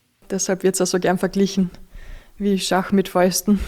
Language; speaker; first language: German; native; German